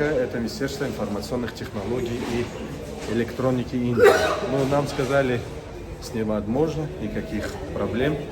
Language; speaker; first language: Russian; non-native, fluent; Tajik